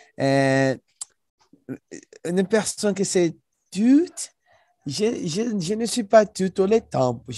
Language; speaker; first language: French; non-native, learner; Portuguese